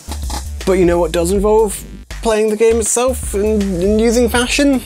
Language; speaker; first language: English; native; English